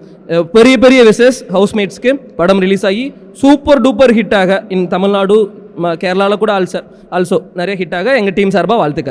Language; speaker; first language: Tamil; native; Tamil